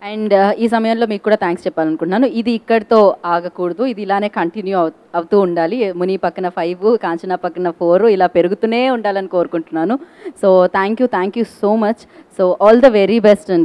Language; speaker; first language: Telugu; native; Telugu